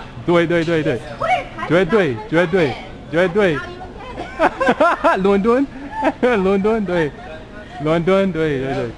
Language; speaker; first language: Chinese; non-native, learner; English